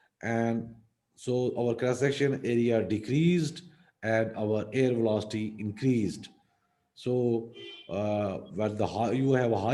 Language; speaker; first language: English; non-native, local second language; Urdu